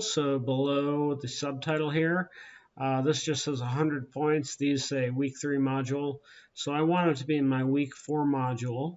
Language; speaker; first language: English; native; English